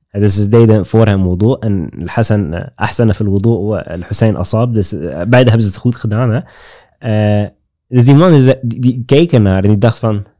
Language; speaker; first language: Dutch; early bilingual, other home language; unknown